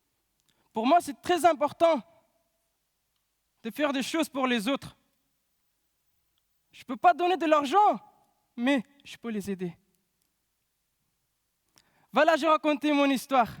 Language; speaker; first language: French; non-native, learner; Pashto